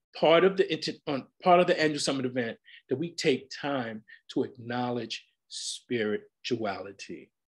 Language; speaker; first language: English; native; English